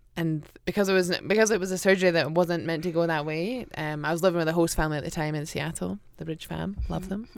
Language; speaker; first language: English; native; English